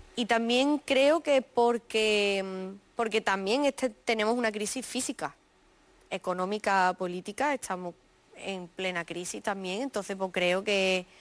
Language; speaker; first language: Spanish; native; Spanish